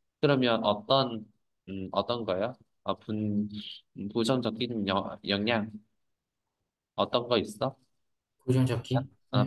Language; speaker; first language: Korean; non-native, fluent; Vietnamese